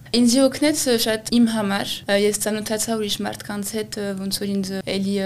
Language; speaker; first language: Armenian; early bilingual, heritage; Armenian